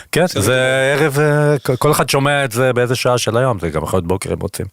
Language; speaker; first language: Hebrew; native; Hebrew